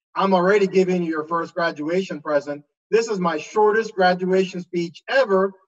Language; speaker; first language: English; native; English